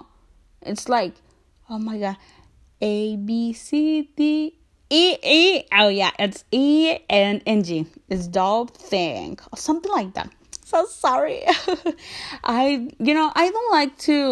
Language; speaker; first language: English; non-native, learner; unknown